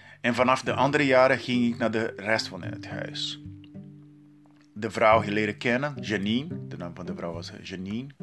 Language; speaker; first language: Dutch; non-native, learner; Portuguese